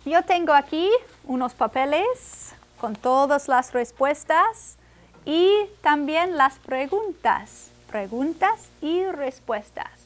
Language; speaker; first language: Spanish; non-native, fluent; English